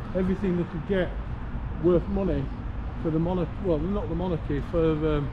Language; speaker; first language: English; native; English